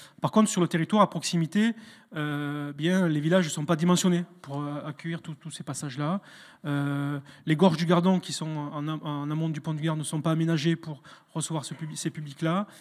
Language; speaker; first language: French; native; French